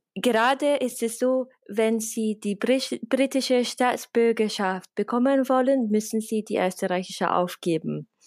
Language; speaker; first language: German; non-native, fluent; English